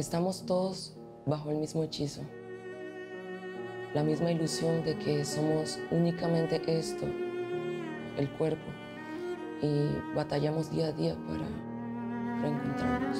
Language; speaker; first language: Spanish; early bilingual, other home language; Chinese